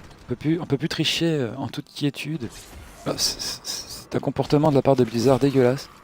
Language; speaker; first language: French; native; French